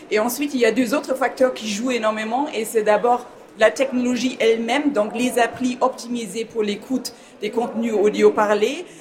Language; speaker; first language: French; non-native, fluent; German